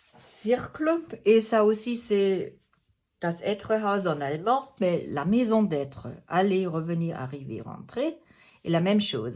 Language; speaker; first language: French; non-native, fluent; German